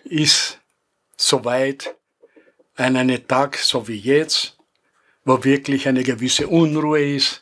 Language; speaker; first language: German; non-native, fluent; Greek